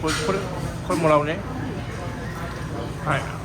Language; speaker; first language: Japanese; native; Japanese